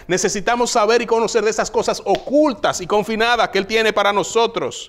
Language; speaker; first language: Spanish; native; Spanish